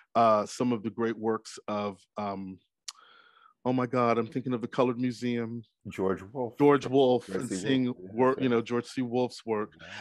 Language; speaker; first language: English; native; English